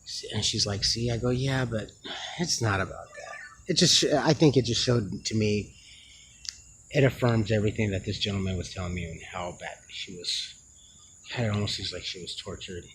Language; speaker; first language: English; native; English